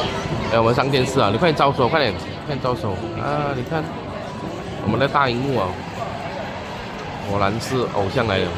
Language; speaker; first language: Chinese; native; Chinese